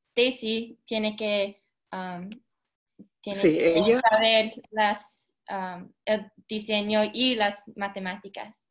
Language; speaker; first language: Spanish; early bilingual, heritage; Spanish